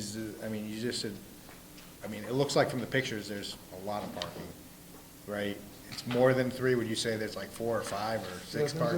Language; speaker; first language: English; native; English